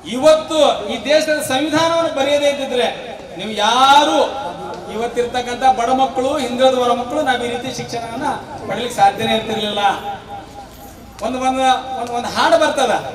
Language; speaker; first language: Kannada; native; Kannada